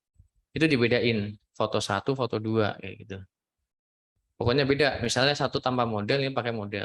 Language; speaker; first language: Indonesian; native; Indonesian